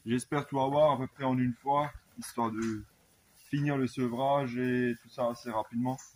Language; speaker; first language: French; native; French